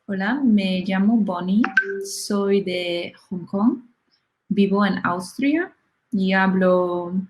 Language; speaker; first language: Spanish; non-native, learner; Cantonese